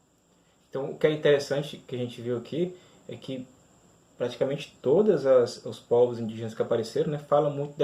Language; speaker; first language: Portuguese; native; Portuguese